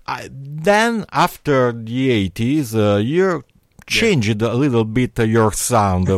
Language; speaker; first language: English; non-native, learner; Italian